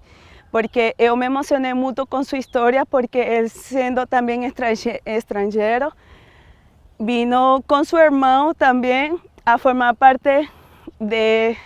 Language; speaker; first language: Portuguese; non-native, learner; Spanish